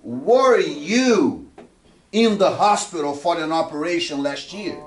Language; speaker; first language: English; non-native, fluent; Portuguese